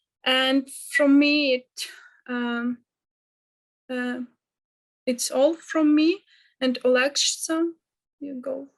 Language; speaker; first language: English; non-native, fluent; Ukrainian